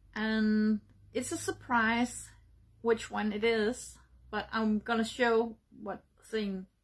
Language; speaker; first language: English; non-native, learner; Danish